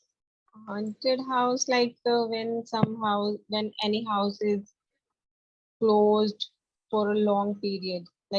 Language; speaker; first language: English; non-native, learner; Hindi